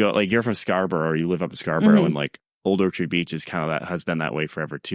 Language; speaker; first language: English; native; English